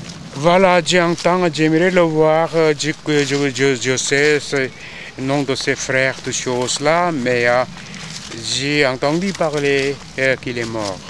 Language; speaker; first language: French; non-native, fluent; Korean